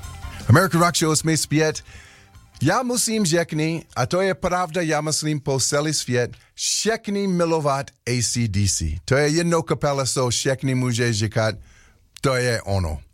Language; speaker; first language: Czech; non-native, learner; English